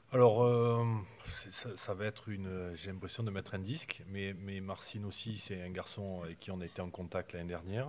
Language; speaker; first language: French; native; French